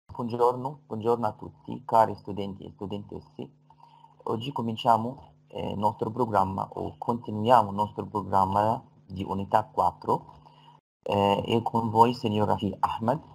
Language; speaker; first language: Italian; non-native, fluent; Arabic